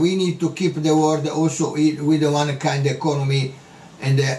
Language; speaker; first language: English; non-native, learner; Italian